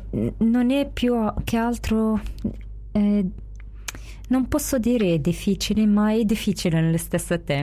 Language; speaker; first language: Italian; non-native, fluent; Arabic